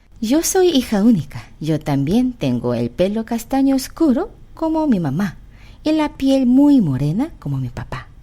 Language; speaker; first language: Spanish; non-native, fluent; Korean